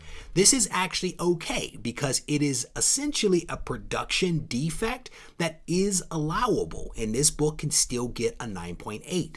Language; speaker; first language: English; native; English